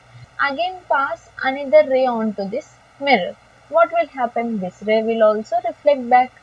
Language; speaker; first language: English; non-native, local second language; Telugu